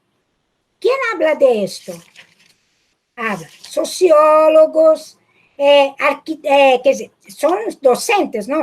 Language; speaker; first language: Spanish; non-native, fluent; Portuguese